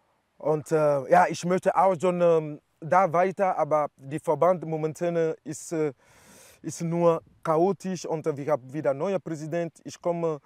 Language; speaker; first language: German; non-native, learner; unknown